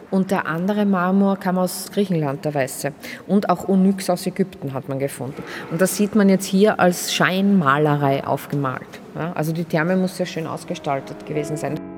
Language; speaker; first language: German; native; German